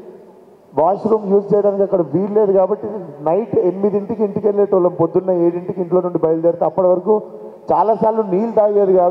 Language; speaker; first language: Telugu; native; Telugu